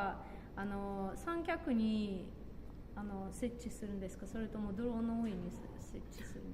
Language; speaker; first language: Japanese; non-native, fluent; Russian